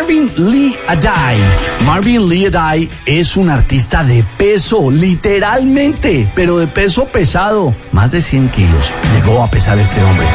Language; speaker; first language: Spanish; native; Spanish